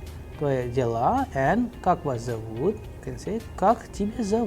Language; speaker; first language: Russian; non-native, fluent; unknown